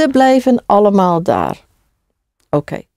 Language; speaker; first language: Dutch; non-native, fluent; English